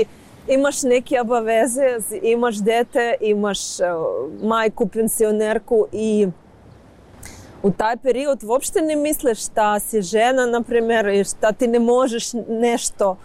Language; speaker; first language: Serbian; non-native, learner; Ukrainian